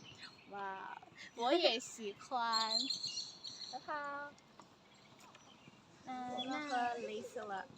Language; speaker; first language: Chinese; non-native, learner; Kyrgyz